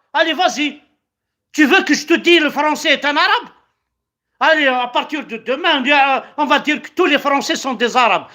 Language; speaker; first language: French; non-native, local second language; Kabyle